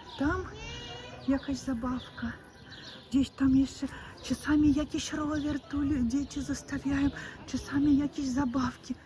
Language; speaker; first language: Polish; non-native, learner; Russian